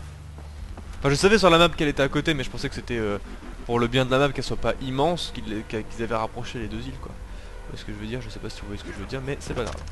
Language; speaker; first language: French; native; French